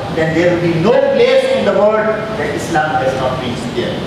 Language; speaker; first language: English; non-native, local second language; Urdu